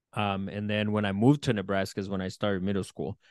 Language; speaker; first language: English; early bilingual, other home language; Spanish